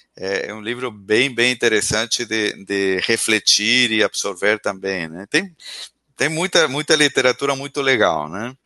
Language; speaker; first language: Portuguese; non-native, fluent; Spanish